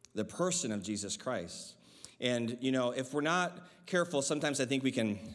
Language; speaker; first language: English; native; English